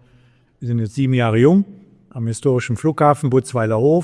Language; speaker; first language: German; native; German